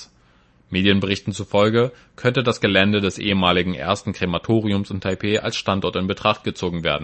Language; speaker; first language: German; native; German